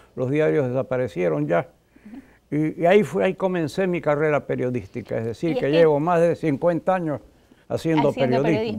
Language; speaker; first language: Spanish; native; Spanish